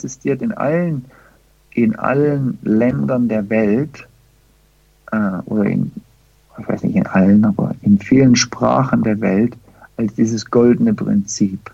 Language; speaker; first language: German; early bilingual, heritage; German